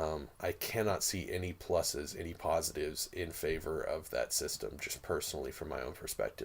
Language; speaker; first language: English; native; English